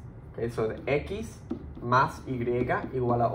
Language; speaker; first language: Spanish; early bilingual, heritage; Spanish